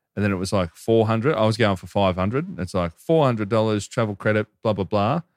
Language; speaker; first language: English; native; English